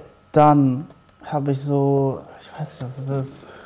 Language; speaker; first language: German; early bilingual, other home language; English